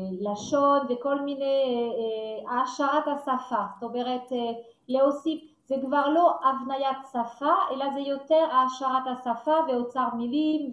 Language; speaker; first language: Hebrew; non-native, fluent; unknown